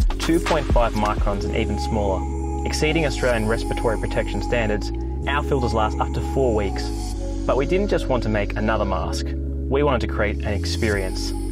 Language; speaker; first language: English; native; English